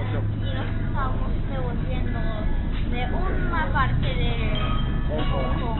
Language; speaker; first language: Spanish; early bilingual, heritage; English